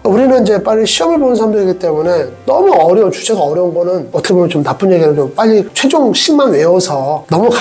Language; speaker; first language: Korean; native; Korean